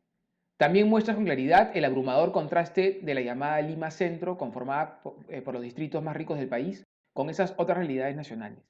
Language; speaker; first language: Spanish; native; Spanish